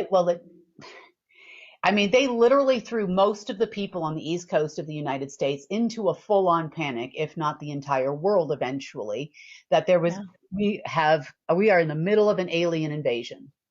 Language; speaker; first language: English; native; English